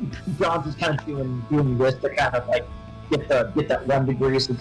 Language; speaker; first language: English; native; English